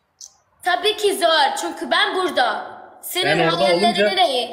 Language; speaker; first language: Turkish; non-native, learner; Arabic